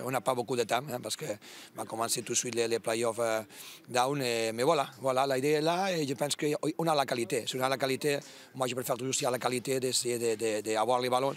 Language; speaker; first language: French; non-native, fluent; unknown